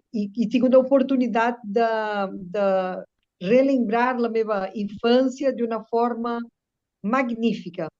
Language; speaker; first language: Catalan; early bilingual, heritage; Catalan